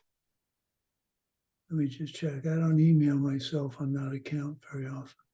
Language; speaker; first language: English; native; English